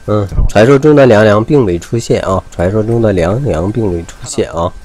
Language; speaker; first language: Chinese; native; Chinese